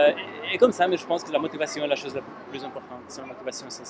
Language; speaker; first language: French; non-native, fluent; Slovak